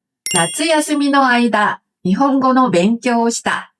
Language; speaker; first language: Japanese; non-native, fluent; Korean